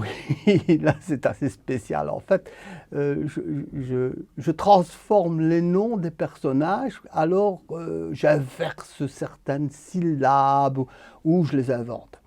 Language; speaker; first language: French; native; French